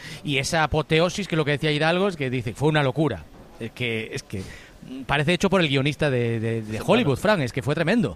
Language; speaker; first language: Spanish; native; Spanish